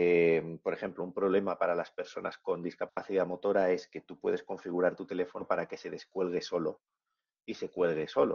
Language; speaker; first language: Spanish; native; Spanish